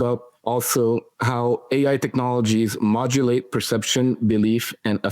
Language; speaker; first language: English; non-native, fluent; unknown